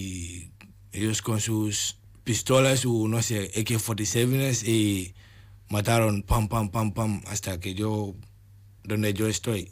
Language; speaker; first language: Spanish; non-native, learner; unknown